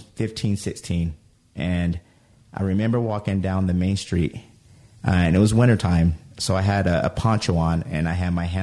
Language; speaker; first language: English; native; English